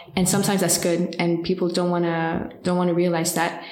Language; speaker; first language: English; early bilingual, heritage; French